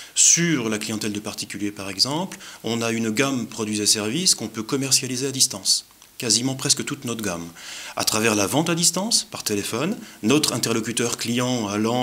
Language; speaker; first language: French; native; French